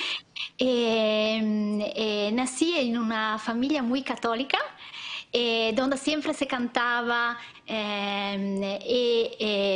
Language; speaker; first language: Spanish; non-native, learner; Italian